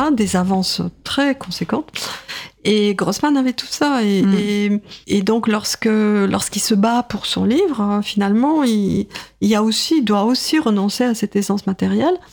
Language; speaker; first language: French; non-native, fluent; Russian